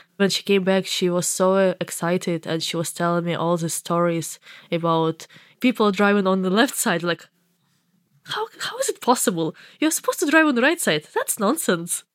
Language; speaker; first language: English; non-native, fluent; Russian